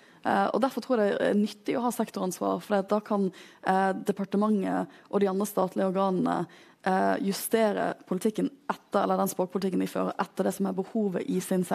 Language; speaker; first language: Norwegian; native; Norwegian